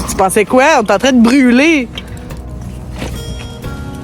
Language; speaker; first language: French; native; French